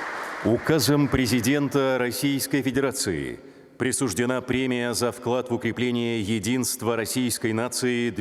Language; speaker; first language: Russian; native; Russian